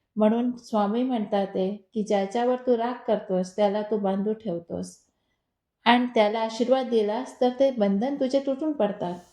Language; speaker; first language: Marathi; non-native, local second language; Hindi